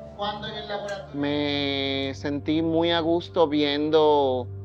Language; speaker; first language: Spanish; native; Spanish